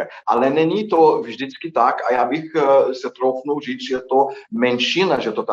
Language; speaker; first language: Czech; non-native, fluent; Portuguese